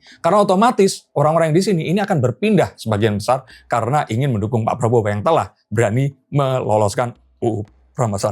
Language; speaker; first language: Indonesian; native; Indonesian